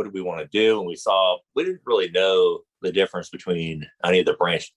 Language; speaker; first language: English; native; English